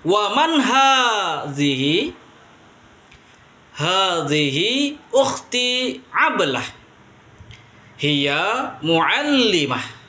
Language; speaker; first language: Arabic; non-native, fluent; Indonesian